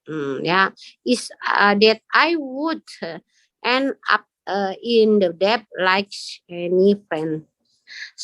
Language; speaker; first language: English; non-native, learner; Indonesian